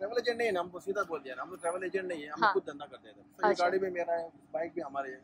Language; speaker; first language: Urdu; non-native, local second language; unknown